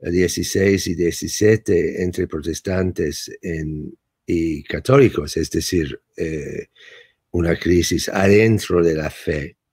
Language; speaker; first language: Spanish; non-native, fluent; English